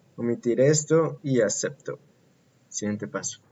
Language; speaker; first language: Spanish; native; Spanish